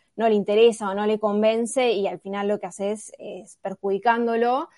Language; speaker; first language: Spanish; native; Spanish